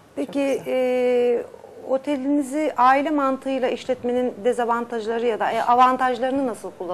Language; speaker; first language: Turkish; native; Turkish